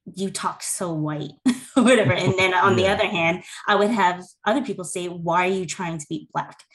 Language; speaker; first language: English; native; English